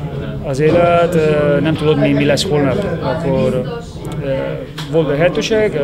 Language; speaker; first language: Hungarian; non-native, learner; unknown